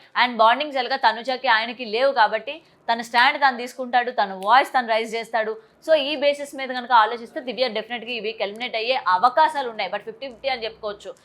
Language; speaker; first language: Telugu; native; Telugu